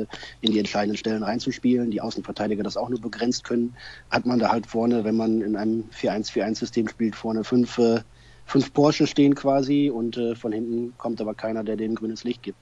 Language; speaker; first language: German; native; German